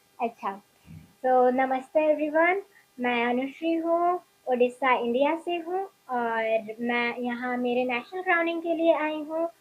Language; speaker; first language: Hindi; non-native, local second language; Odia